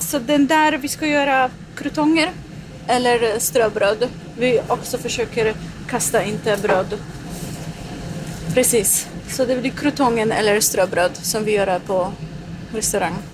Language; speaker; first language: Swedish; non-native, learner; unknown